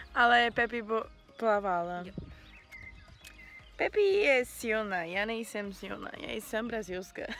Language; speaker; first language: Czech; non-native, learner; Portuguese